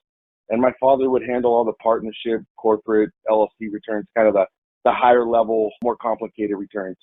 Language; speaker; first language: English; native; English